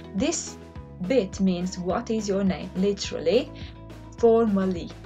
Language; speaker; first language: English; non-native, fluent; Romanian